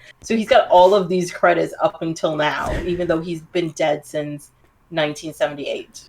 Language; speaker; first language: English; native; English